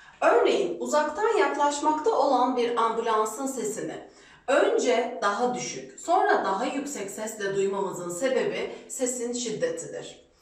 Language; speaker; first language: Turkish; native; Turkish